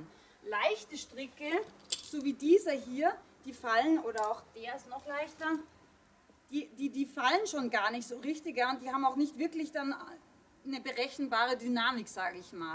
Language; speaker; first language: German; native; German